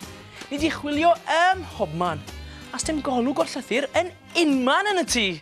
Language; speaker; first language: Welsh; native; Welsh